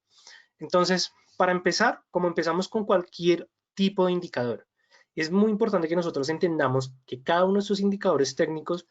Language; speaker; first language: Spanish; native; Spanish